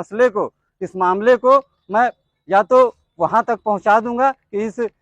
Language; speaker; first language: Hindi; native; Hindi